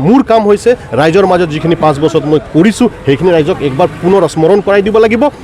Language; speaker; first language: Assamese; non-native, local second language; Hindi